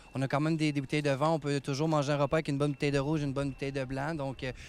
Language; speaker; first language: French; native; French